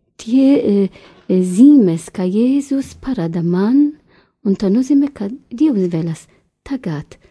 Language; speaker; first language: Latvian; non-native, learner; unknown